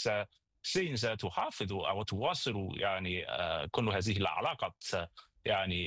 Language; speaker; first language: Arabic; non-native, fluent; Chinese